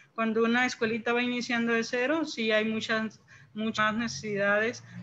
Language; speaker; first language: Spanish; native; Spanish